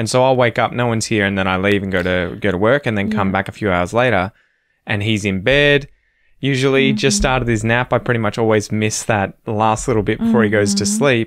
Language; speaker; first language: English; native; English